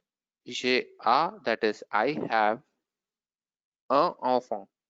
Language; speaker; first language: French; non-native, learner; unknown